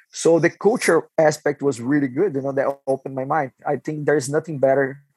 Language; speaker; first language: English; non-native, fluent; Portuguese